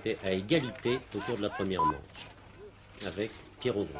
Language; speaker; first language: French; native; French